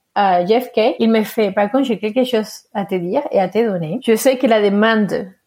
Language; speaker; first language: French; early bilingual, other home language; Spanish